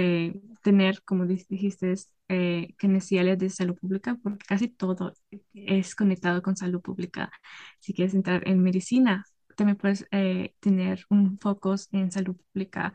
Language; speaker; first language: Spanish; early bilingual, heritage; Spanish